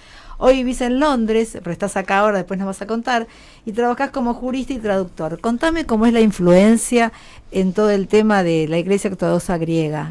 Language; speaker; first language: Spanish; native; Spanish